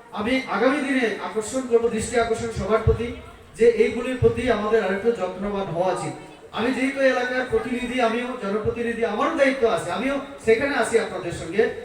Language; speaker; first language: Bangla; native; Bangla